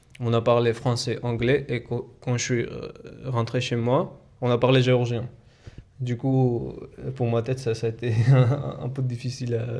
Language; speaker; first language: French; non-native, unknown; Georgian